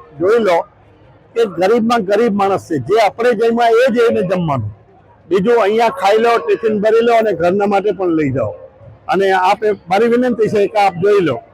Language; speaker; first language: Gujarati; non-native, local second language; Sindhi